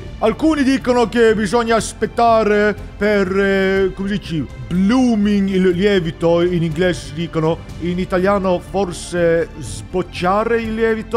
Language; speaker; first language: Italian; non-native, learner; English